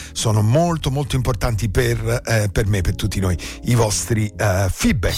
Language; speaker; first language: Italian; native; Italian